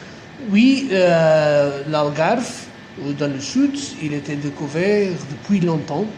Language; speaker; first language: French; non-native, fluent; Portuguese